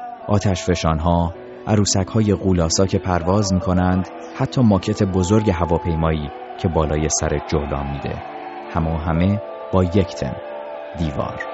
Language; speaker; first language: Persian; native; Persian